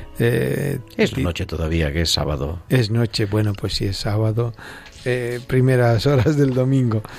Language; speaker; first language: Spanish; native; Spanish